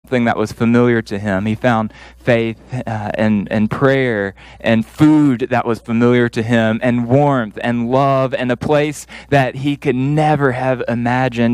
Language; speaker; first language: English; native; English